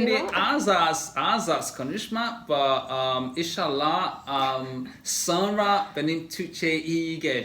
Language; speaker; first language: Turkish; non-native, learner; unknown